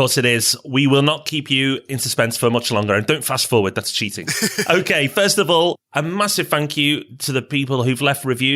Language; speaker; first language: English; native; English